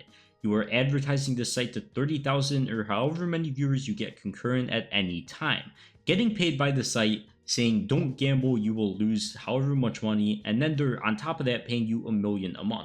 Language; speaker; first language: English; native; English